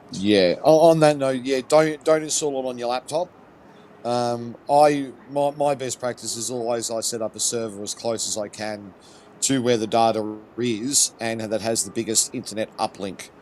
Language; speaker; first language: English; native; English